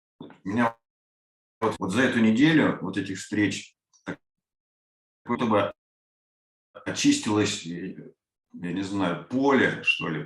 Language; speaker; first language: Russian; native; Russian